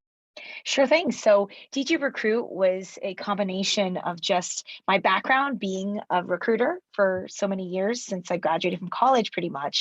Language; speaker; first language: English; early bilingual, other home language; Chinese